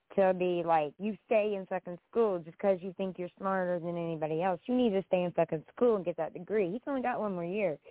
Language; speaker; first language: English; native; English